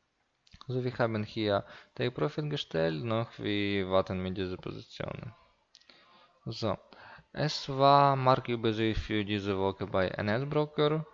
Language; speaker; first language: German; non-native, learner; Russian